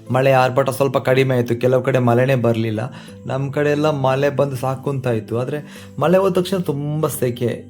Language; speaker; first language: Kannada; non-native, local second language; Tulu